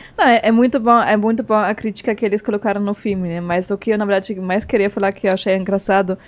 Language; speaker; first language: Portuguese; non-native, fluent; German